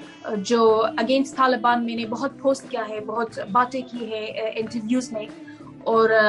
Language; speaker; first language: Hindi; non-native, fluent; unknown